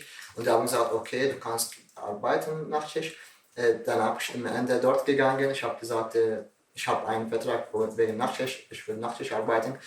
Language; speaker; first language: German; non-native, learner; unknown